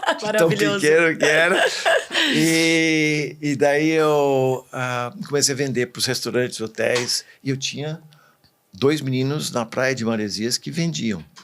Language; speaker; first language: Portuguese; early bilingual, other home language; English